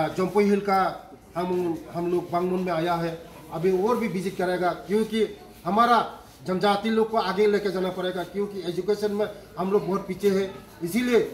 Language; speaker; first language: Hindi; non-native, local second language; Kok Borok